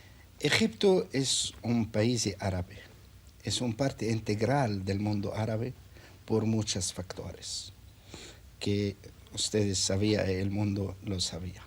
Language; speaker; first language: Spanish; non-native, fluent; Arabic